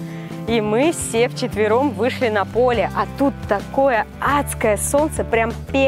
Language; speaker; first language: Russian; native; Russian